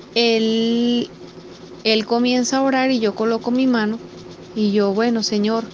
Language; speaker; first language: Spanish; native; Spanish